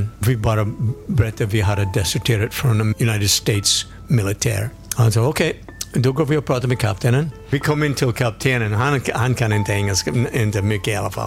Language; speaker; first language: Swedish; non-native, fluent; English